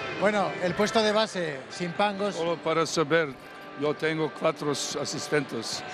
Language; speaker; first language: Spanish; non-native, learner; Serbian